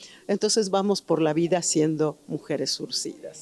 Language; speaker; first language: Spanish; native; Spanish